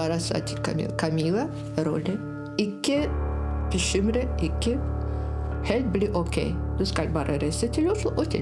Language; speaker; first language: Norwegian; non-native, learner; Russian